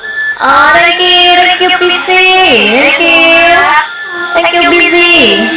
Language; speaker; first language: English; non-native, learner; Vietnamese